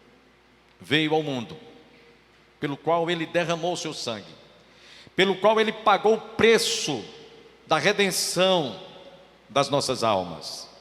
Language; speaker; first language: Portuguese; native; Portuguese